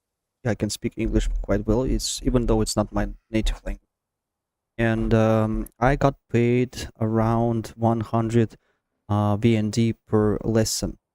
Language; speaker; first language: English; non-native, fluent; Russian